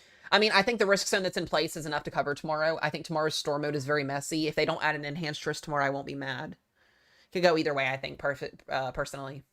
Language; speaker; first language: English; native; English